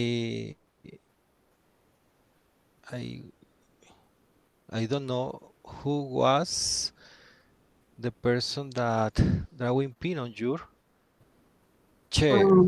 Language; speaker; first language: English; non-native, learner; Spanish